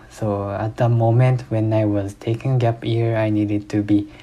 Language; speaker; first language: English; non-native, fluent; Japanese